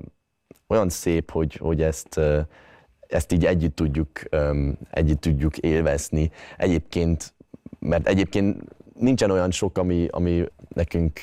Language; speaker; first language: Hungarian; early bilingual, other home language; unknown